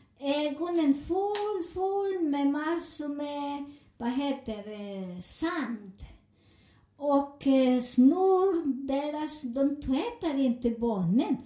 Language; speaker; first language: Swedish; non-native, fluent; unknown